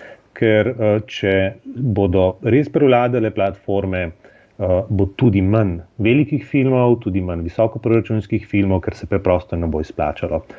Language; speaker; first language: Slovenian; native; Slovenian